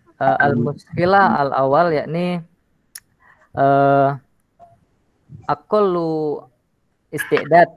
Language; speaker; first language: Arabic; non-native, learner; Indonesian